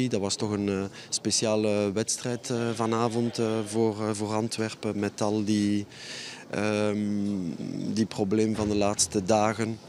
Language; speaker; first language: Dutch; non-native, fluent; French